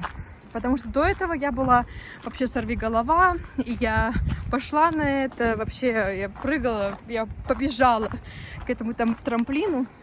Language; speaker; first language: Russian; native; Russian